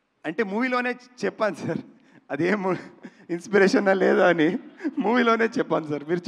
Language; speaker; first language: Telugu; non-native, local second language; Kannada